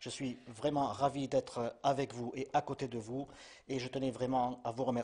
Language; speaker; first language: French; native; French